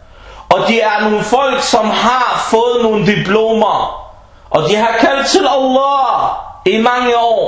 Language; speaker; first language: Danish; early bilingual, other home language; Arabic